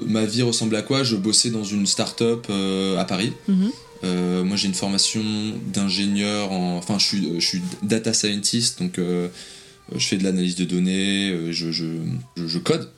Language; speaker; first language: French; native; French